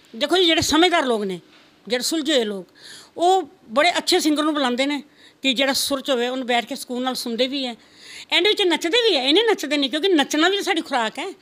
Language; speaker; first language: Punjabi; non-native, local second language; Rajasthani